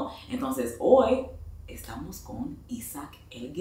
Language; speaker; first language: Spanish; non-native, fluent; English